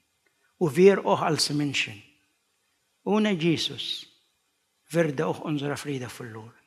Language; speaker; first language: German; non-native, learner; Arabic